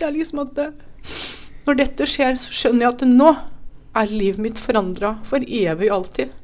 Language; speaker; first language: Norwegian; native; Norwegian